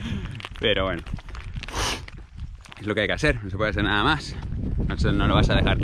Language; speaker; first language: Spanish; native; Spanish